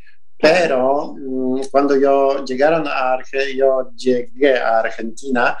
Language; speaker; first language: Spanish; non-native, fluent; Polish